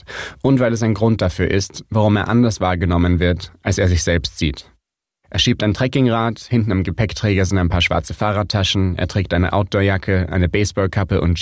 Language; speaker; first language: German; native; German